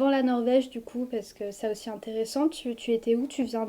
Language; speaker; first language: French; native; French